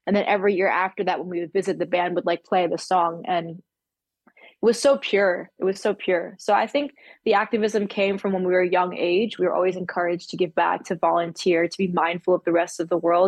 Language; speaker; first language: English; native; English